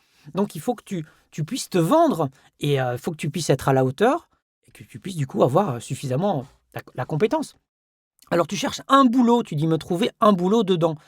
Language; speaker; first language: French; native; French